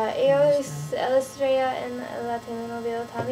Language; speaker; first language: Spanish; non-native, learner; English